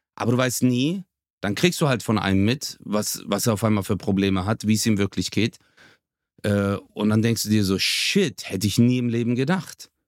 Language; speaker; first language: German; early bilingual, other home language; Turkish